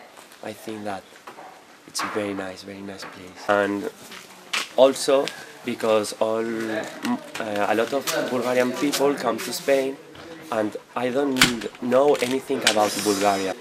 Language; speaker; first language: English; non-native, learner; Spanish